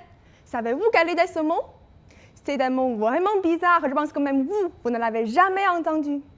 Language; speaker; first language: French; non-native, fluent; Chinese